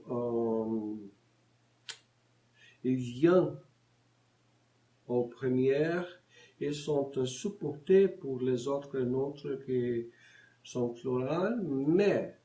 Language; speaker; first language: French; non-native, learner; Portuguese